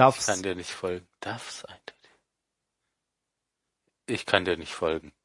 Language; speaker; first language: German; native; German